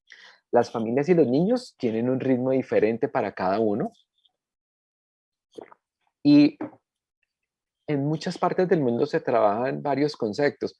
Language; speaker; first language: Spanish; native; Spanish